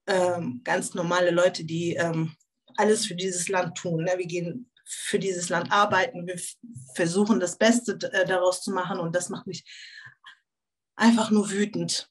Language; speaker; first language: German; early bilingual, other home language; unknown